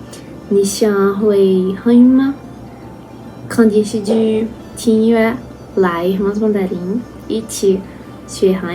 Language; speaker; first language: Chinese; non-native, learner; Portuguese